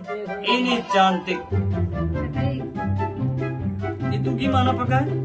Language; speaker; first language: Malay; non-native, learner; Urdu